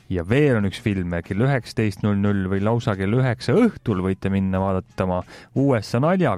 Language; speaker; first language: Estonian; native; Estonian